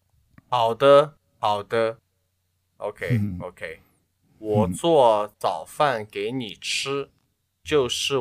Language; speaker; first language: Chinese; non-native, learner; English